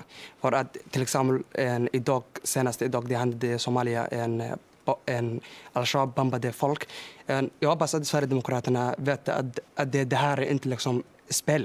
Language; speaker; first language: Swedish; non-native, fluent; Somali